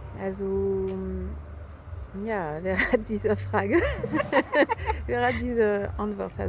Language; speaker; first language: German; non-native, fluent; French